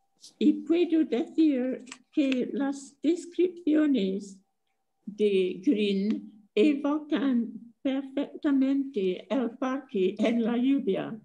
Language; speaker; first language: Spanish; non-native, fluent; English